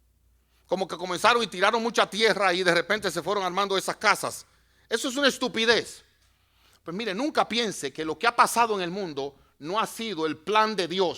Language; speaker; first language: Spanish; native; Spanish